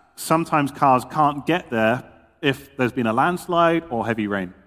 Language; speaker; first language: Dutch; non-native, fluent; English